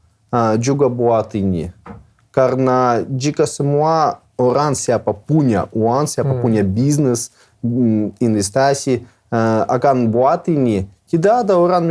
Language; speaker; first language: Indonesian; non-native, learner; Russian